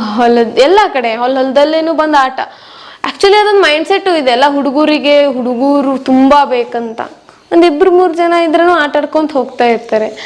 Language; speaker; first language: Kannada; non-native, local second language; Marwari